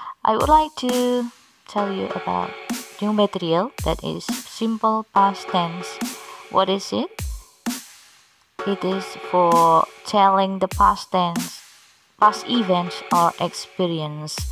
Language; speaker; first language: English; non-native, learner; Javanese